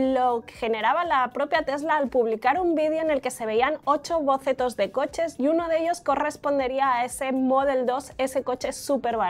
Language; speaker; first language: Spanish; native; Spanish